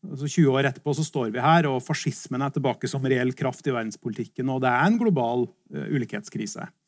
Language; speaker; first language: Norwegian; native; Norwegian